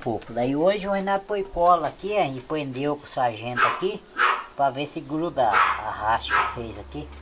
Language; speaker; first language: Portuguese; native; Portuguese